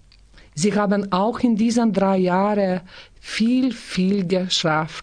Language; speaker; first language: German; non-native, learner; Lithuanian